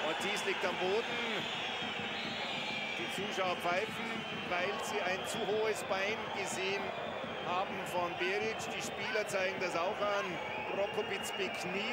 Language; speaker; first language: German; native; German